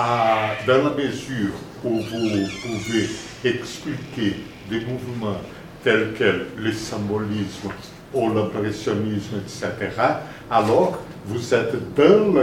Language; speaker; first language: French; non-native, fluent; Spanish